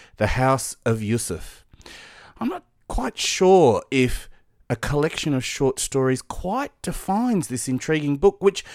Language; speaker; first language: English; native; English